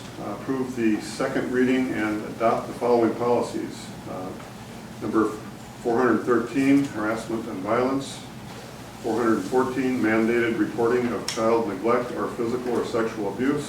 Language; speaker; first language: English; native; English